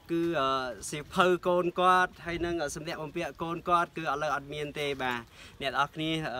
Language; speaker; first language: Khmer; non-native, local second language; Jarai